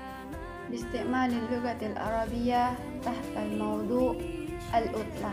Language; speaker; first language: Arabic; non-native, learner; Indonesian